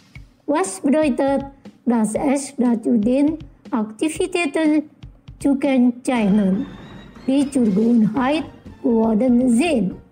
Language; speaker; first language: German; non-native, fluent; Indonesian